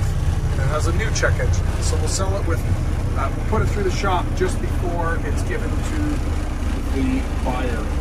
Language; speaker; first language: English; native; English